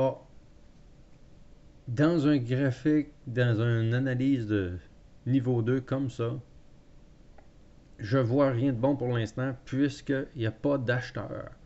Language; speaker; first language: French; native; French